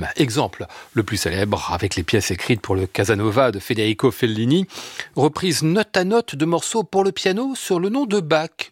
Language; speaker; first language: French; native; French